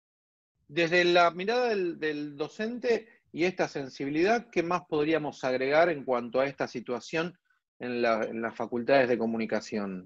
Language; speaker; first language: Spanish; native; Spanish